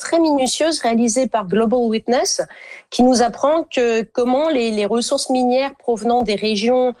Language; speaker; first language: French; native; French